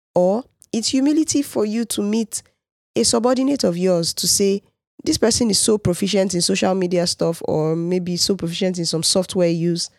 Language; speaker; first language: English; non-native, local second language; Yoruba